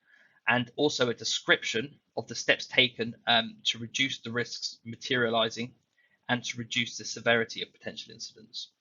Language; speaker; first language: English; native; English